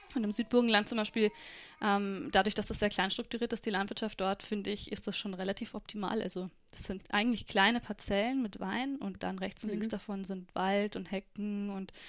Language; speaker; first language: German; native; German